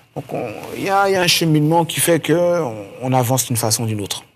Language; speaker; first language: French; native; French